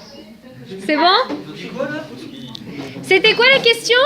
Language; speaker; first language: French; native; French